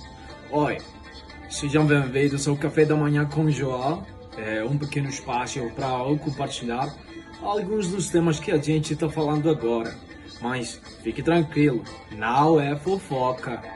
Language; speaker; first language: Portuguese; non-native, fluent; Spanish